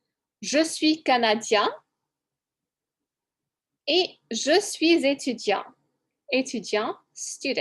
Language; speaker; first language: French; non-native, fluent; English